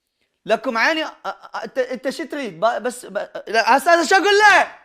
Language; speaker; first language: Arabic; native; Arabic